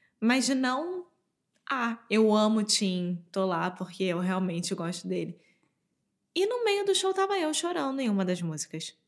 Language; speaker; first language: Portuguese; native; Portuguese